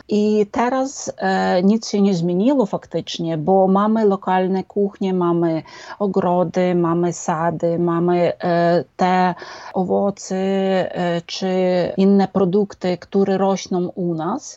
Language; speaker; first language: Polish; non-native, fluent; Ukrainian